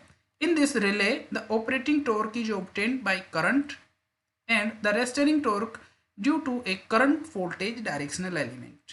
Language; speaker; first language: English; non-native, local second language; Hindi